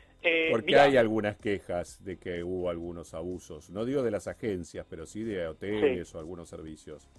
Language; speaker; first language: Spanish; native; Spanish